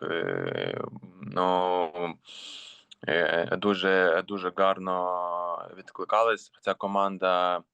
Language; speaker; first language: Ukrainian; non-native, local second language; Russian